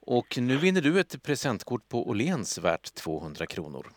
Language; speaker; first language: Swedish; native; Swedish